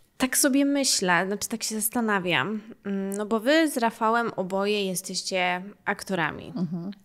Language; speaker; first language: Polish; native; Polish